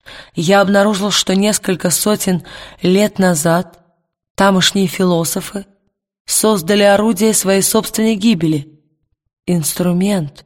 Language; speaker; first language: Russian; native; Russian